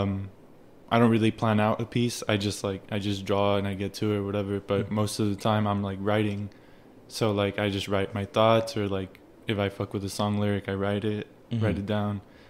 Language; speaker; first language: English; early bilingual, other home language; Spanish